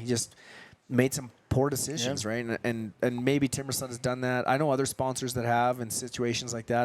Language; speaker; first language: English; native; English